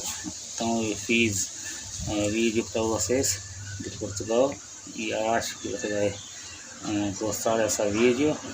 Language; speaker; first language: Portuguese; non-native, learner; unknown